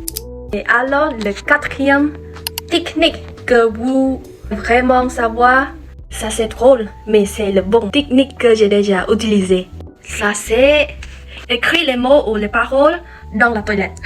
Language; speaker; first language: French; non-native, learner; Khmer